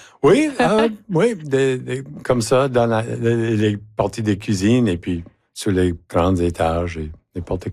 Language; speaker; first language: French; non-native, local second language; English